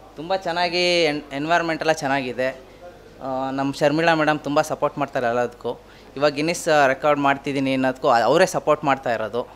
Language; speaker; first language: Kannada; native; Kannada